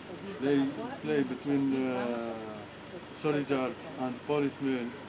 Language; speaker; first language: English; non-native, learner; Arabic